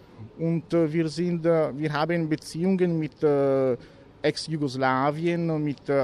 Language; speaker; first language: German; non-native, learner; Italian